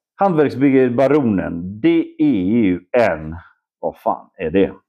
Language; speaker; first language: Swedish; non-native, fluent; Polish